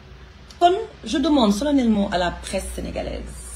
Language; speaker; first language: French; non-native, local second language; Wolof